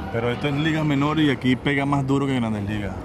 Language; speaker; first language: Spanish; native; Spanish